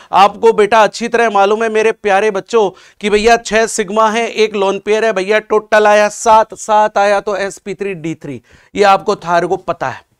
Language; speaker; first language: Hindi; native; Hindi